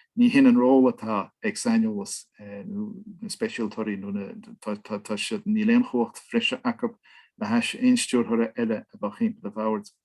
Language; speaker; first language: Irish; native; Irish